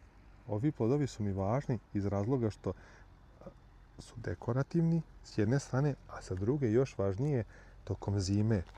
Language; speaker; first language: Croatian; native; Croatian